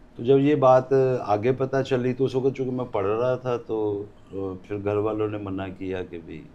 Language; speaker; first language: Urdu; non-native, local second language; Punjabi